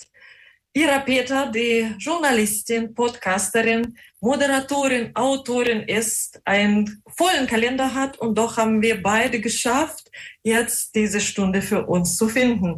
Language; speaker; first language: German; non-native, fluent; Russian